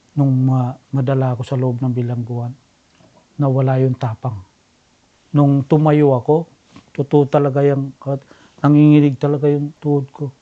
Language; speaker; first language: Filipino; non-native, local second language; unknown